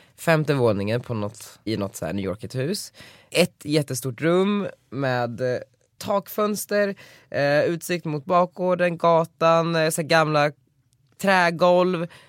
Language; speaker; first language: Swedish; native; Swedish